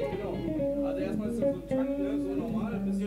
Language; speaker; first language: German; native; German